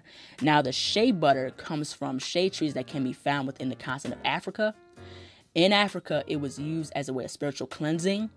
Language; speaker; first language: English; native; English